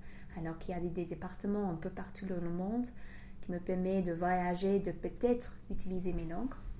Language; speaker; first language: French; non-native, fluent; English